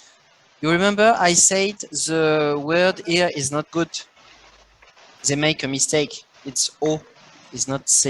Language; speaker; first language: English; non-native, learner; French